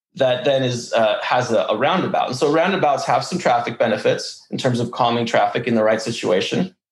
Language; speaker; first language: English; early bilingual, other home language; Russian